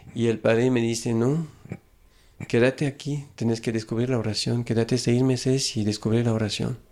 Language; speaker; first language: Spanish; non-native, fluent; French